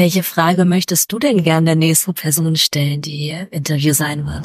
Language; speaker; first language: German; native; German